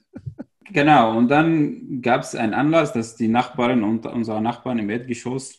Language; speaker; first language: German; non-native, fluent; Arabic